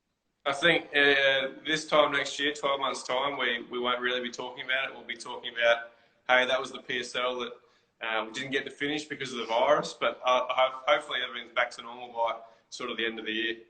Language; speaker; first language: English; native; English